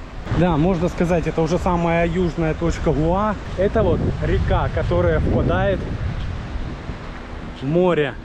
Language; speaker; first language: Russian; native; Russian